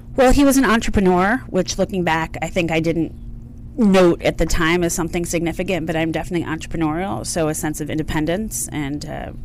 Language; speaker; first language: English; native; English